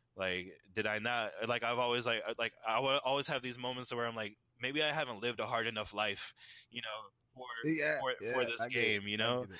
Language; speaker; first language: English; native; English